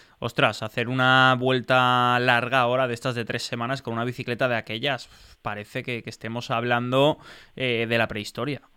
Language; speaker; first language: Spanish; native; Spanish